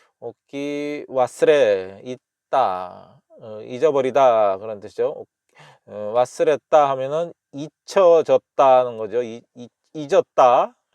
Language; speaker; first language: Korean; native; Korean